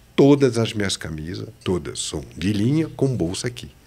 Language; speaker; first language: Portuguese; non-native, fluent; French